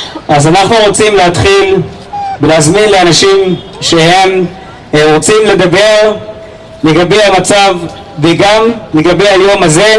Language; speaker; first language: Hebrew; non-native, fluent; Arabic